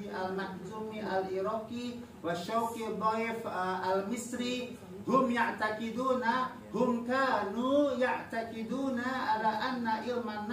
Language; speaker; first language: Arabic; non-native, fluent; Indonesian